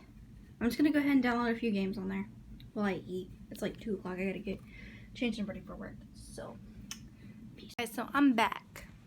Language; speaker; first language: English; native; English